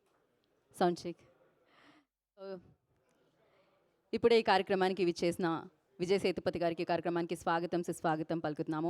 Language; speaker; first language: Telugu; native; Telugu